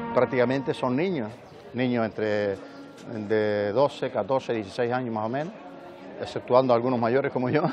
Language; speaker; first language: Spanish; native; Spanish